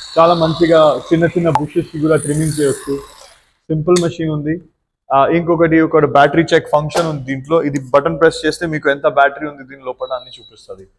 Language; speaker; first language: Telugu; non-native, learner; Gujarati